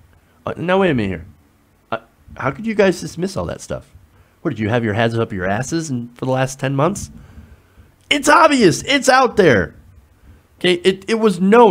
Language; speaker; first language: English; native; English